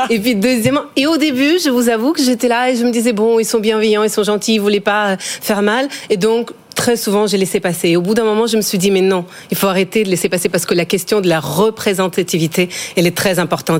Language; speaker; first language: French; non-native, fluent; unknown